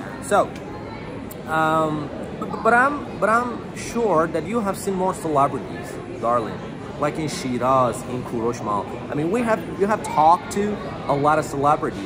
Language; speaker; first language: English; non-native, fluent; Persian